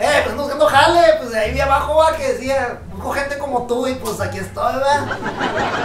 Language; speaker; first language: Spanish; native; Spanish